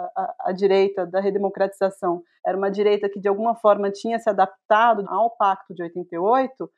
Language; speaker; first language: Portuguese; native; Portuguese